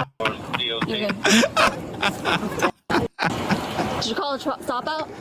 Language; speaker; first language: English; native; English